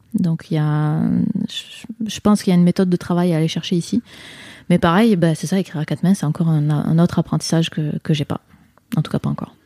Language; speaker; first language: French; native; French